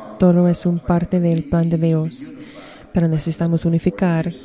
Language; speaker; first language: Spanish; non-native, learner; English